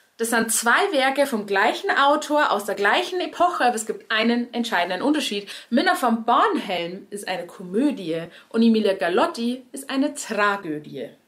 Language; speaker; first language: German; native; German